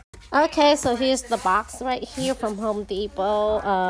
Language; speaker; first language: English; non-native, fluent; Vietnamese